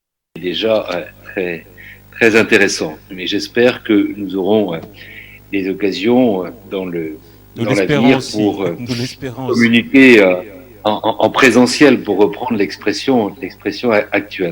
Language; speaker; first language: French; native; French